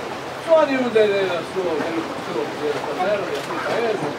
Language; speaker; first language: Italian; non-native, learner; Portuguese